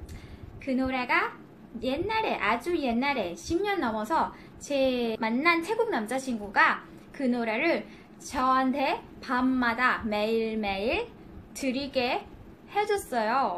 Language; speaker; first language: Korean; non-native, learner; Thai